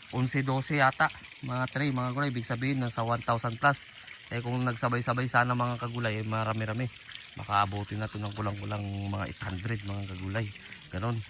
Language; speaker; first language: Filipino; native; Filipino